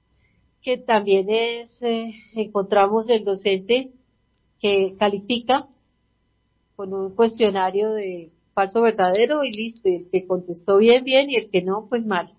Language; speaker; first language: Spanish; native; Spanish